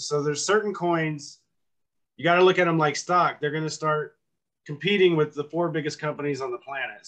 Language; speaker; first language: English; native; English